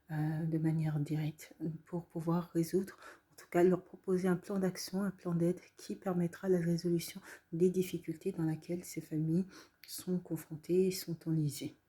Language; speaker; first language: French; native; French